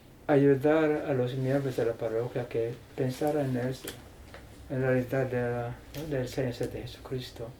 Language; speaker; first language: Spanish; non-native, learner; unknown